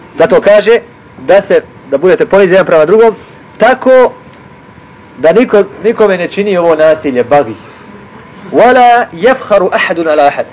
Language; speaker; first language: Bosnian; native; Bosnian